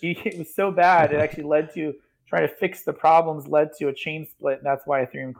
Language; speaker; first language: English; native; English